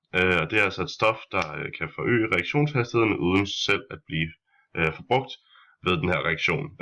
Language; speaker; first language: Danish; native; Danish